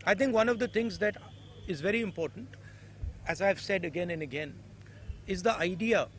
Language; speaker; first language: English; non-native, local second language; Hindi